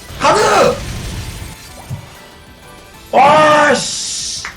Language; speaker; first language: Korean; native; Korean